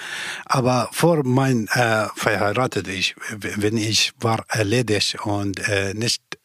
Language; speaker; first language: German; non-native, learner; Persian